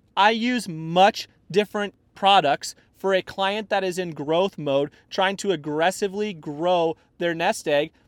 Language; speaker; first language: English; native; English